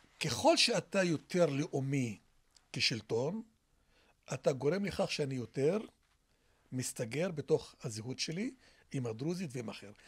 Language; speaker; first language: Hebrew; non-native, local second language; Arabic